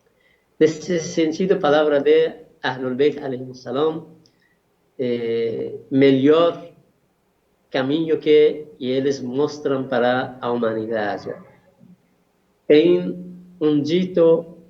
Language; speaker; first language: Portuguese; non-native, learner; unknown